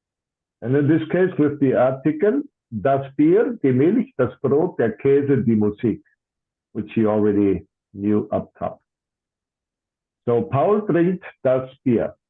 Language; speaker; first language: German; non-native, fluent; English